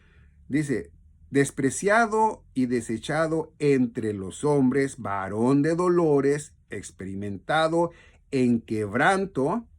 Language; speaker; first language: Spanish; native; Spanish